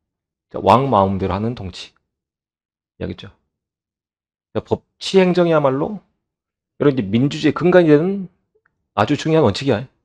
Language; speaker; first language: Korean; native; Korean